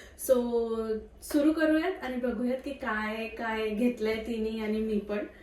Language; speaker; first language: Marathi; non-native, local second language; Hindi